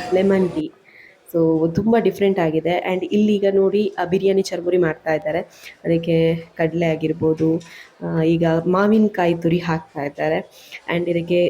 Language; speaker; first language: Kannada; native; Kannada